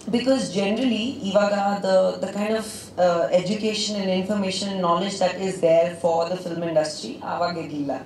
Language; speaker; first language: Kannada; non-native, local second language; Punjabi